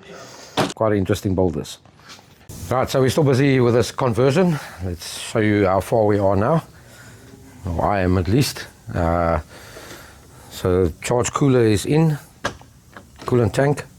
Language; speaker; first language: English; native; English